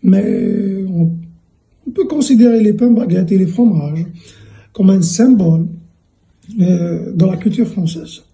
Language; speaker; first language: French; non-native, local second language; Arabic